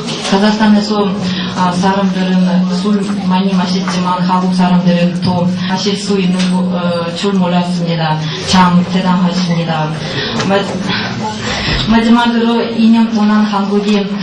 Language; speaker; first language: Korean; non-native, learner; Russian